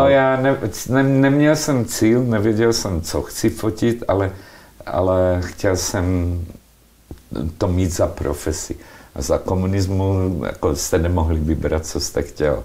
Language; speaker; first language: Czech; non-native, local second language; Slovak